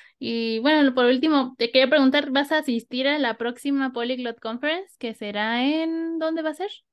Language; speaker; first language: Spanish; native; Spanish